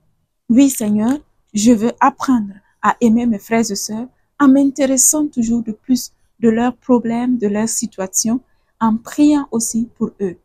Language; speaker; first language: French; non-native, fluent; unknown